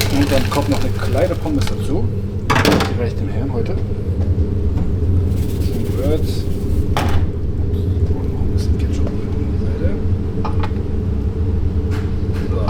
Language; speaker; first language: German; native; German